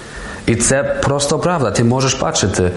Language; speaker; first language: Ukrainian; non-native, learner; German